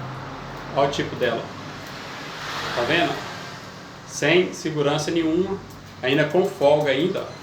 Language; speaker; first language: Portuguese; native; Portuguese